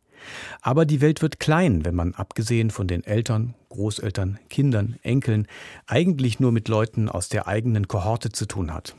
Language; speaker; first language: German; native; German